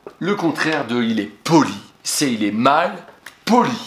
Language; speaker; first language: French; native; French